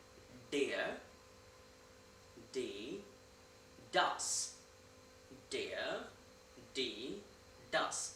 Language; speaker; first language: German; non-native, learner; Hindi